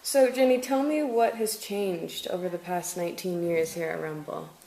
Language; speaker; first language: English; native; English